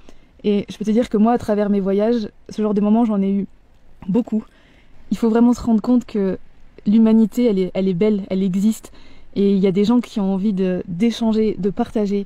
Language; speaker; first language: French; native; French